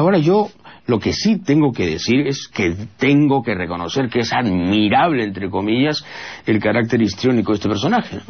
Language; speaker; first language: Spanish; native; Spanish